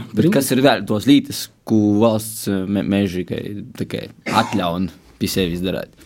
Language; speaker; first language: Latvian; native; Latvian